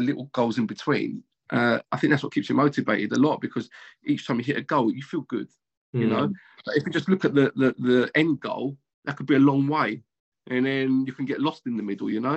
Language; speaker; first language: English; native; English